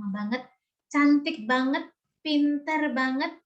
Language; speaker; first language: Indonesian; native; Indonesian